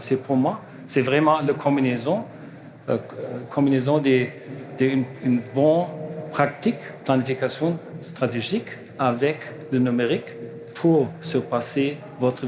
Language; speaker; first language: French; non-native, learner; German